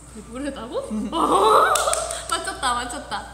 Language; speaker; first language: Korean; non-native, fluent; Thai